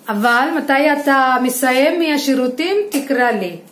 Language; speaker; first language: Hebrew; non-native, fluent; Malayalam